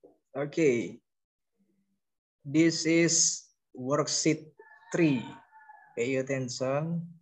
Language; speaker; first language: English; non-native, learner; Indonesian